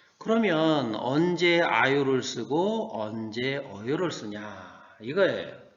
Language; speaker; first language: Korean; native; Korean